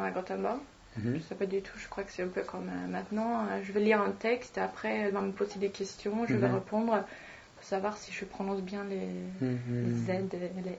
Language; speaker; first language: French; non-native, fluent; Swedish